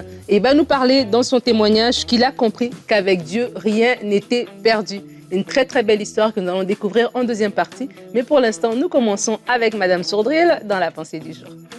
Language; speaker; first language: French; native; French